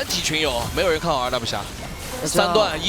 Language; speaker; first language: Chinese; native; Chinese